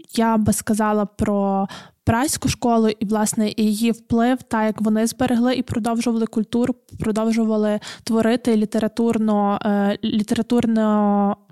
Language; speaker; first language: Ukrainian; native; Ukrainian